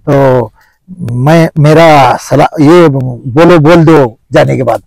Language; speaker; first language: Hindi; non-native, local second language; Marathi